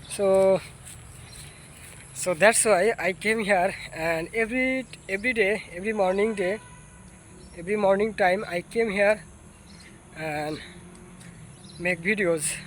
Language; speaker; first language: English; non-native, learner; Bangla